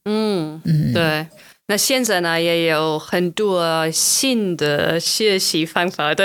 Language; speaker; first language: Chinese; non-native, fluent; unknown